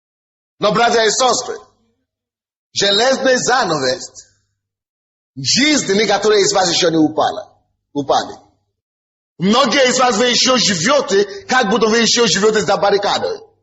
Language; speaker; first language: Russian; non-native, fluent; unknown